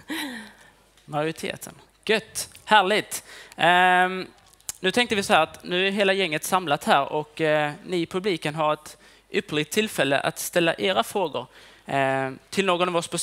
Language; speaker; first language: Swedish; native; Swedish